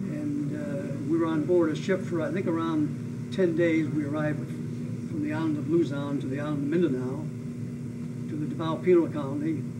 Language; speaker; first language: English; native; English